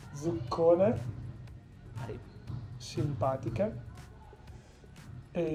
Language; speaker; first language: Italian; native; Italian